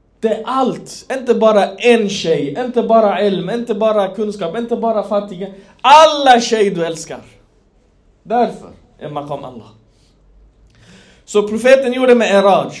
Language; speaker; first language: Swedish; non-native, fluent; Persian